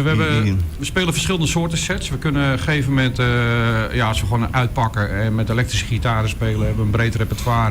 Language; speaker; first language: Dutch; native; Dutch